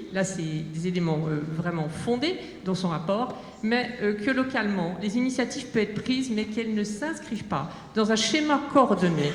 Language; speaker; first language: French; native; French